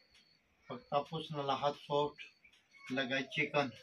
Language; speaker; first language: Filipino; non-native, learner; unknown